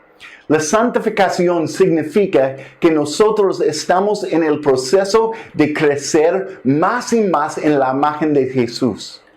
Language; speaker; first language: Spanish; non-native, fluent; English